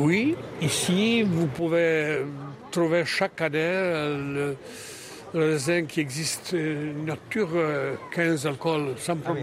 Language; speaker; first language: French; non-native, learner; Croatian